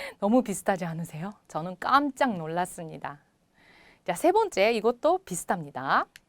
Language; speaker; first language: Korean; non-native, fluent; Japanese